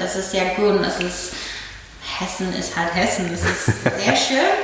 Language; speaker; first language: German; non-native, fluent; English